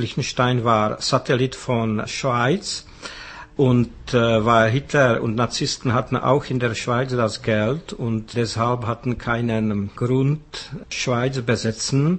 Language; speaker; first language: German; non-native, fluent; Czech